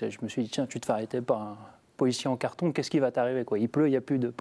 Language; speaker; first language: French; native; French